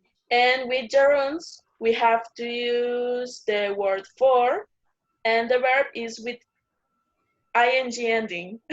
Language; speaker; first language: English; non-native, learner; Spanish